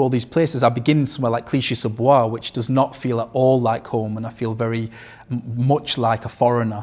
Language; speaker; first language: English; native; English